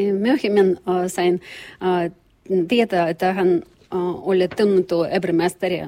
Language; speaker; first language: Finnish; non-native, learner; Russian